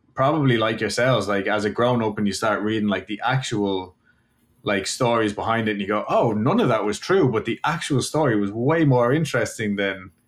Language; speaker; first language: English; native; English